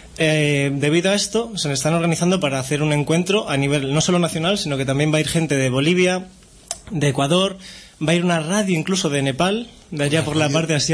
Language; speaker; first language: Spanish; native; Spanish